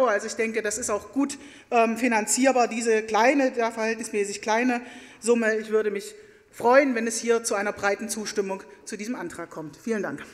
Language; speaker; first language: German; native; German